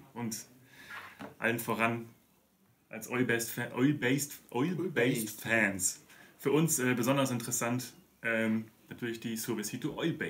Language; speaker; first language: German; native; German